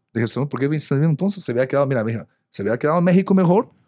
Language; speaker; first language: Spanish; early bilingual, other home language; English